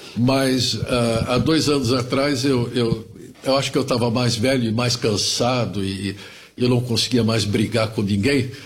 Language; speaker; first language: Portuguese; early bilingual, other home language; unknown